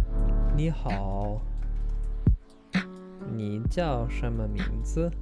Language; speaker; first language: Chinese; non-native, learner; English